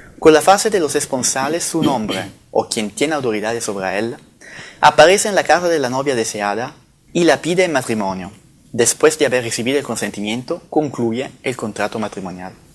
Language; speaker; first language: Spanish; non-native, fluent; Italian